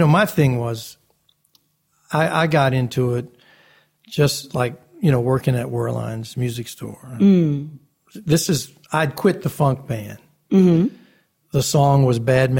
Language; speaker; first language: English; native; English